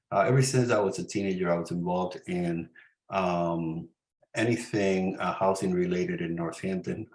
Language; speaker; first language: English; early bilingual, other home language; Spanish